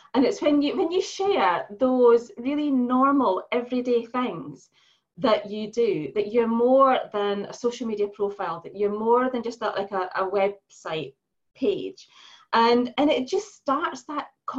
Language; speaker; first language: English; native; English